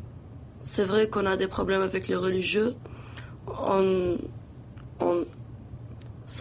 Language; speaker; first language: French; non-native, local second language; Arabic